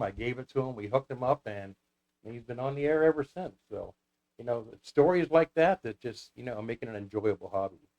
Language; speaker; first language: English; native; English